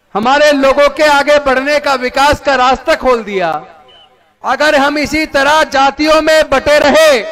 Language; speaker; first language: Hindi; native; Hindi